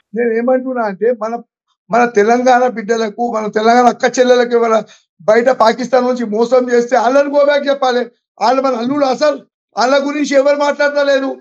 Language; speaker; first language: Telugu; non-native, local second language; Gujarati